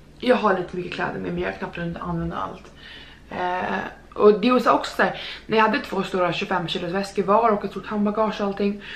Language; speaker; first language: Swedish; native; Swedish